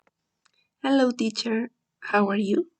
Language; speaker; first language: English; non-native, learner; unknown